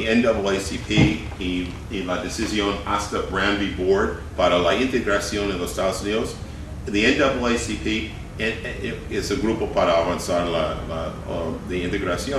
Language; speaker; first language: Spanish; non-native, fluent; English